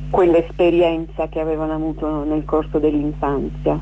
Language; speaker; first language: Italian; early bilingual, other home language; Armenian